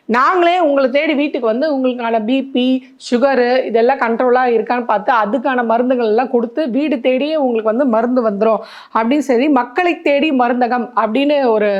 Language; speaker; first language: Tamil; native; Tamil